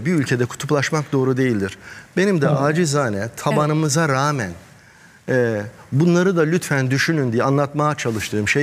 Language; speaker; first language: Turkish; native; Turkish